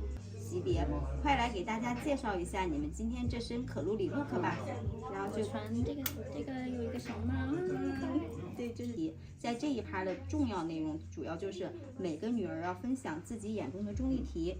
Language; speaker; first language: Chinese; native; Chinese